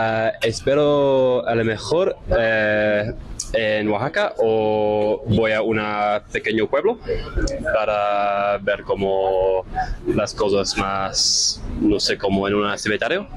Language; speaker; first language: Spanish; non-native, learner; English